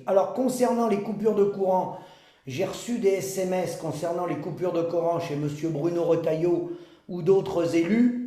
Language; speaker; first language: French; native; French